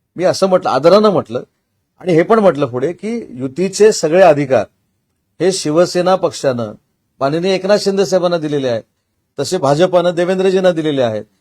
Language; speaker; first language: Marathi; native; Marathi